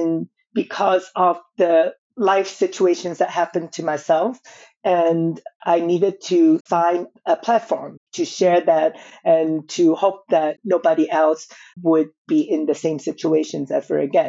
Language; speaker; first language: English; non-native, local second language; Cantonese